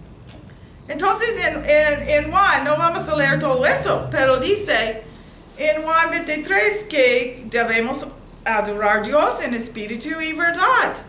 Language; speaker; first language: Spanish; non-native, learner; English